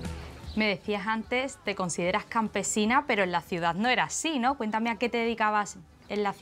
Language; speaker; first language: Spanish; native; Spanish